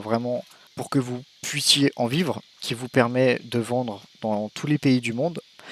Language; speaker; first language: French; native; French